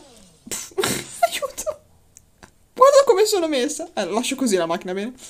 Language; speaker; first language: Italian; native; Italian